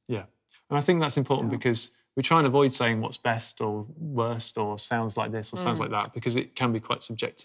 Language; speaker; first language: English; native; English